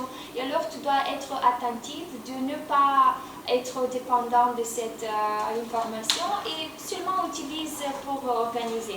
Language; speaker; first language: French; non-native, learner; Romanian